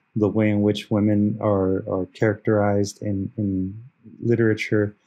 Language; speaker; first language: English; early bilingual, other home language; Spanish